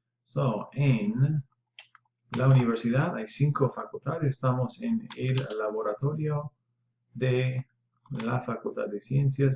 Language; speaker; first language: Spanish; non-native, learner; English